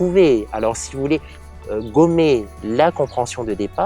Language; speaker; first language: French; native; French